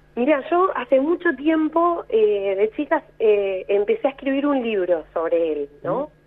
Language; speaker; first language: Spanish; native; Spanish